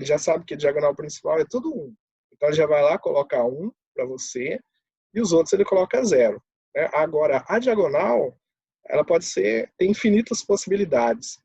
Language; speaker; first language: Portuguese; native; Portuguese